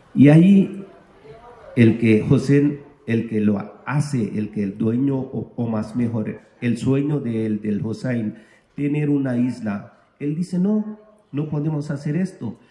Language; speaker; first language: Spanish; non-native, fluent; Bangla